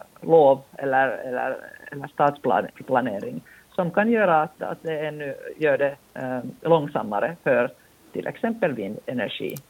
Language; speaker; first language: Swedish; non-native, local second language; Finnish